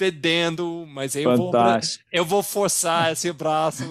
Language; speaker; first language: Portuguese; non-native, fluent; English